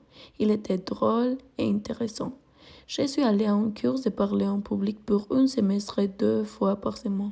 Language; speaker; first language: French; non-native, learner; Spanish